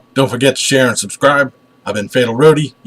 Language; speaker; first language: English; native; English